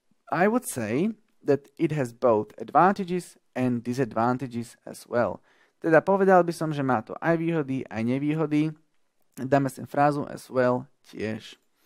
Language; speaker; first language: English; non-native, fluent; Slovak